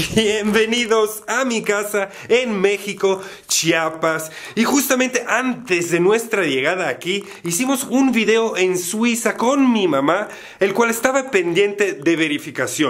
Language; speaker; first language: Spanish; non-native, fluent; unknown